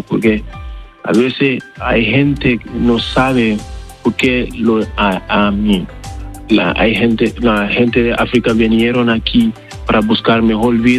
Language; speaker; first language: Spanish; non-native, learner; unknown